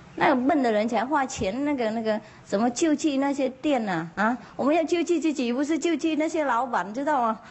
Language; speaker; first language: Chinese; non-native, fluent; Vietnamese